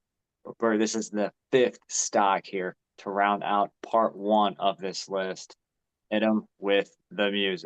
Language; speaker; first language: English; native; English